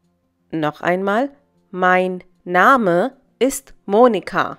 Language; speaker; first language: German; non-native, fluent; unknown